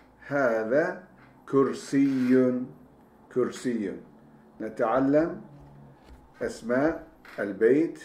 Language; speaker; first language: Arabic; non-native, fluent; Turkish